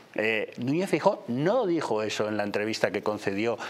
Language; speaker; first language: Spanish; native; Spanish